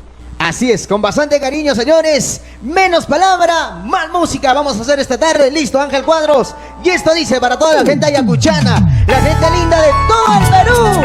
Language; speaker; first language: Spanish; native; Spanish